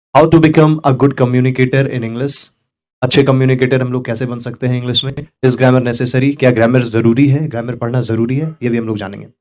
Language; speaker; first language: Hindi; native; Hindi